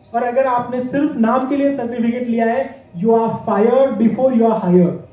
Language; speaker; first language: Hindi; non-native, local second language; Marathi